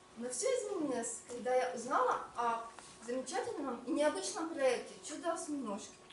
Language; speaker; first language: Russian; native; Russian